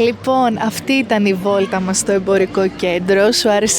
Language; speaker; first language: Greek; native; Greek